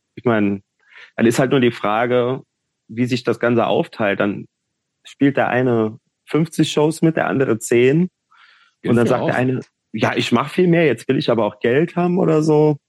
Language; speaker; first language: German; native; German